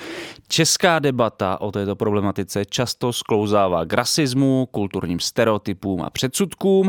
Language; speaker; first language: Czech; native; Czech